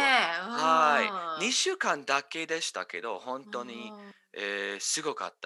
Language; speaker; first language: Japanese; non-native, learner; English